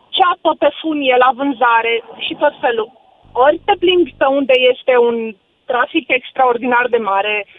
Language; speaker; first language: Romanian; native; Romanian